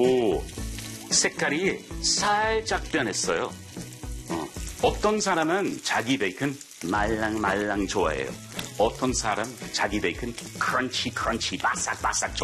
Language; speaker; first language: Korean; non-native, learner; English